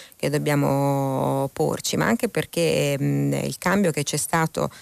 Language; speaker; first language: Italian; native; Italian